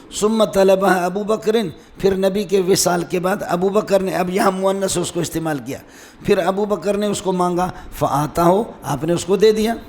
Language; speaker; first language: Urdu; non-native, local second language; Brahui